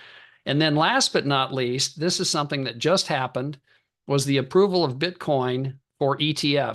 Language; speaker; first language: English; native; English